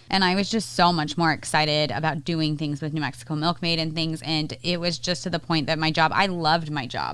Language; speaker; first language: English; native; English